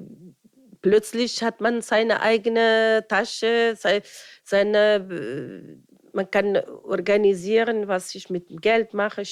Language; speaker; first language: German; non-native, fluent; Arabic